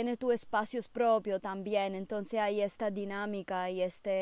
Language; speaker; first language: Spanish; non-native, fluent; Italian